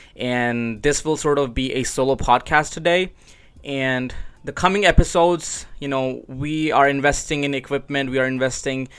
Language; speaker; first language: English; non-native, local second language; Urdu